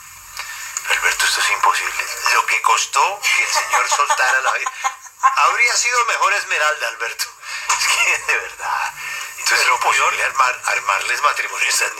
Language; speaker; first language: Spanish; native; Spanish